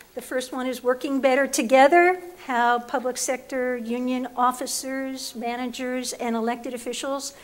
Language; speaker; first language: English; native; English